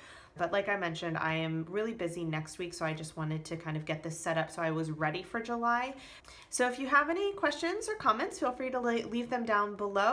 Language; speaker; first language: English; native; English